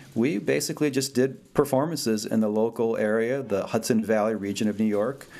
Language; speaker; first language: English; early bilingual, other home language; Italian